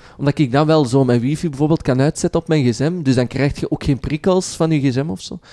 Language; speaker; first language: Dutch; early bilingual, other home language; Arabic